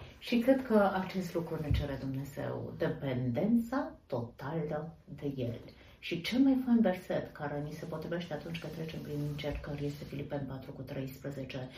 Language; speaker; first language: Romanian; native; Romanian